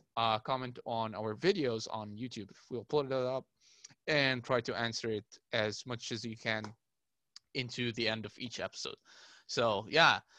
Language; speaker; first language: English; non-native, fluent; Arabic